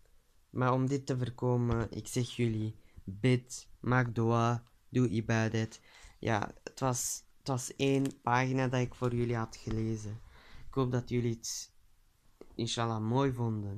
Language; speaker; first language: Dutch; early bilingual, other home language; Turkish